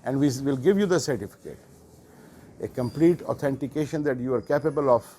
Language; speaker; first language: English; non-native, local second language; Urdu